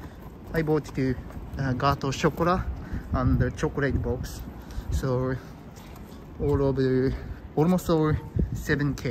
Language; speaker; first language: English; non-native, learner; Japanese